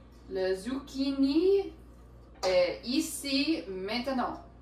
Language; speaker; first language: French; non-native, learner; English